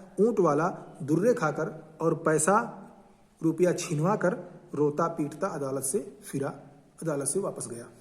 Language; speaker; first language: Urdu; native; Urdu